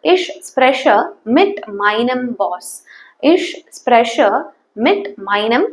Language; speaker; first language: German; non-native, fluent; Tamil